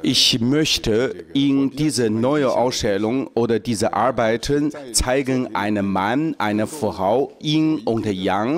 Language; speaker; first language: German; non-native, learner; Chinese